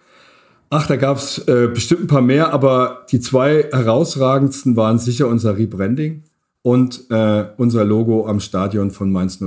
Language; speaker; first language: German; native; German